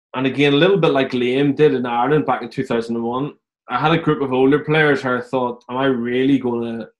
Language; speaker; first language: English; native; English